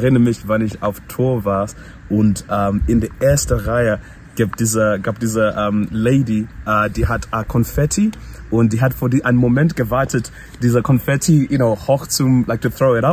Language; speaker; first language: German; non-native, learner; English